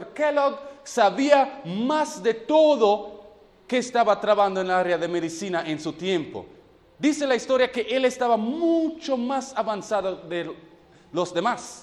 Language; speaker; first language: Spanish; non-native, fluent; English